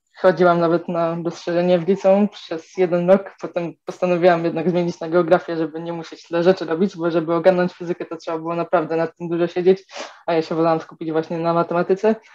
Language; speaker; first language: Polish; native; Polish